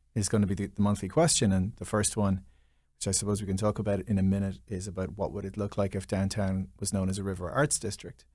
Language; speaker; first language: English; native; English